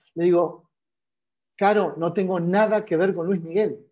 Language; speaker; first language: Spanish; native; Spanish